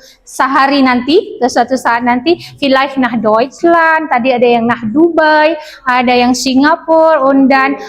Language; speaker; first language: Indonesian; native; Indonesian